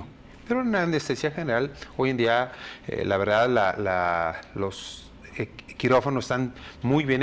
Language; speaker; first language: Spanish; native; Spanish